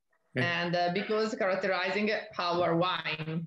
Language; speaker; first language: English; non-native, learner; Italian